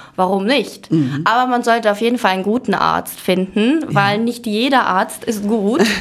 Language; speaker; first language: German; early bilingual, other home language; Ukrainian